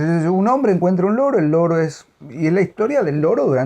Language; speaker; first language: Spanish; native; Spanish